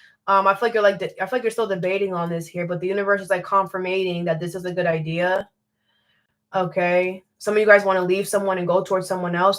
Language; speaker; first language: English; native; English